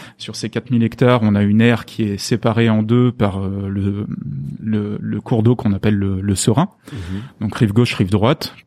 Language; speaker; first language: French; native; French